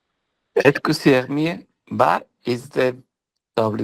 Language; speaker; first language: Dutch; non-native, learner; Spanish